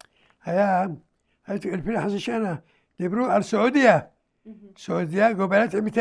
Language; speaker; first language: Hebrew; early bilingual, other home language; Arabic